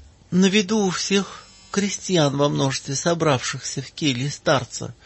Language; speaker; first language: Russian; native; Russian